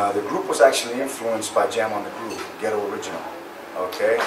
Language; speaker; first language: English; native; English